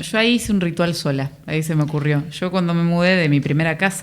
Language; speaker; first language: Spanish; native; Spanish